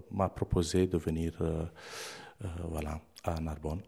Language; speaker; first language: French; non-native, fluent; Romanian